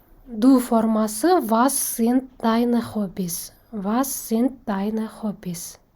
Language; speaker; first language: German; non-native, fluent; Kazakh